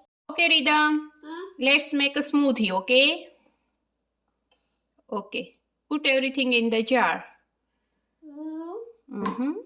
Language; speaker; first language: English; non-native, fluent; Gujarati